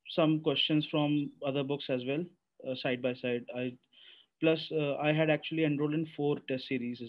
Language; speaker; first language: English; non-native, local second language; Hindi